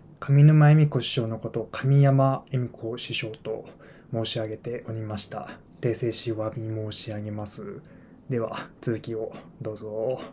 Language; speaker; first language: Japanese; native; Japanese